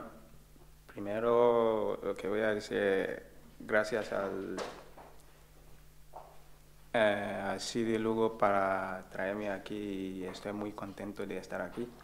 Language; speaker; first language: Spanish; non-native, learner; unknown